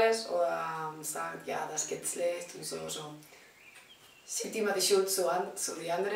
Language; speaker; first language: German; non-native, learner; Spanish